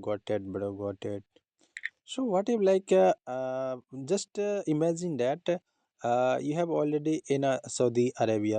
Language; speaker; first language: English; non-native, learner; Hindi